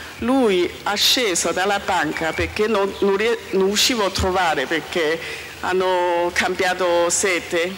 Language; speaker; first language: Italian; non-native, learner; Chinese